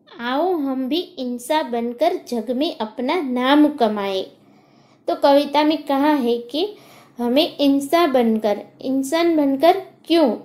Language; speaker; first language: Hindi; non-native, local second language; Gujarati